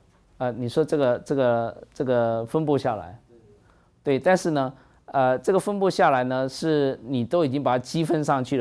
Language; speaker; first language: Chinese; native; Chinese